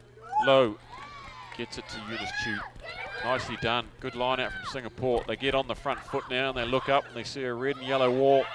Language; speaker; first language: English; native; English